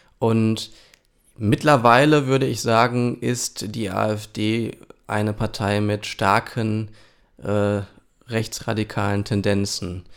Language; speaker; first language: German; early bilingual, other home language; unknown